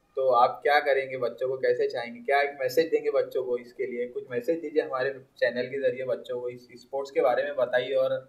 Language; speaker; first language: Hindi; non-native, local second language; Urdu